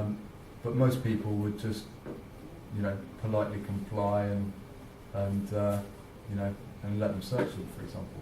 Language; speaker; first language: English; native; English